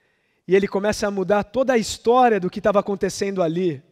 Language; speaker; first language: Portuguese; native; Portuguese